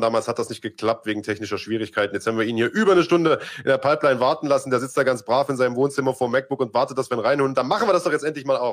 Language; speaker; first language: German; native; German